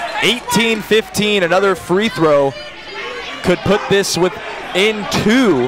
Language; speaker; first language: English; native; English